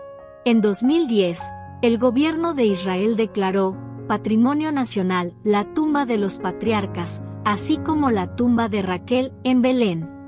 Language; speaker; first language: Spanish; native; Spanish